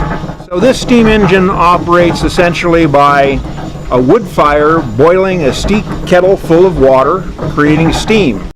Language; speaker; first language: English; native; English